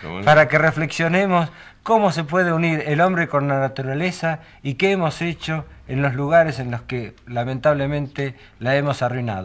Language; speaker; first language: Spanish; native; Spanish